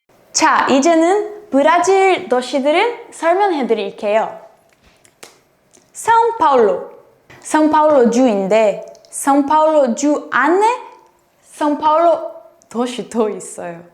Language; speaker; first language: Korean; non-native, fluent; Portuguese